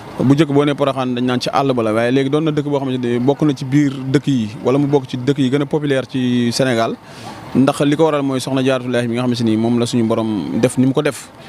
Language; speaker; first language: Wolof; native; Wolof